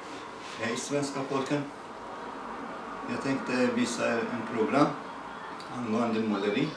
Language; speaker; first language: Swedish; non-native, learner; Persian